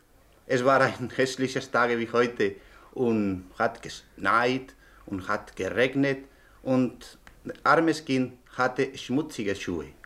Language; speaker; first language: German; non-native, learner; Spanish